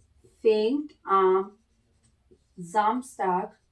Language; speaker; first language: German; non-native, learner; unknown